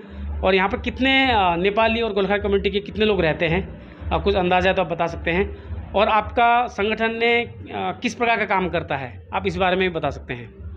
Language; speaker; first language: Hindi; native; Hindi